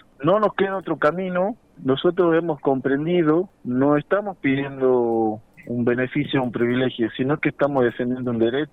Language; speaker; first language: Spanish; native; Spanish